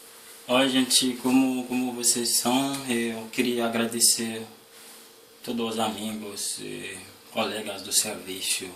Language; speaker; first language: Portuguese; non-native, learner; Haitian Creole